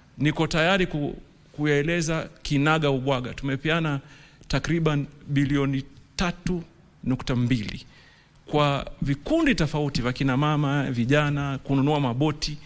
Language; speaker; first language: Swahili; native; Swahili